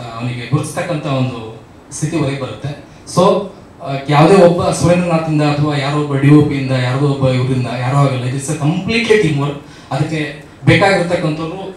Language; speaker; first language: Kannada; native; Kannada